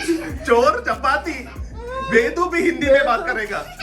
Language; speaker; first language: Hindi; non-native, local second language; Malayalam